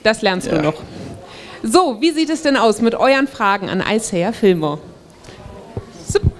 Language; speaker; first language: German; native; German